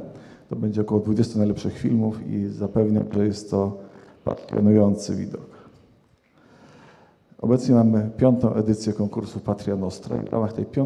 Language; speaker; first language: Polish; native; Polish